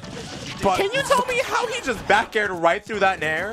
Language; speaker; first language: English; native; English